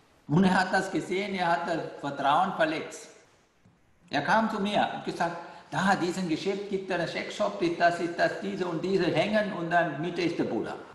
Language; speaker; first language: German; non-native, fluent; Sinhala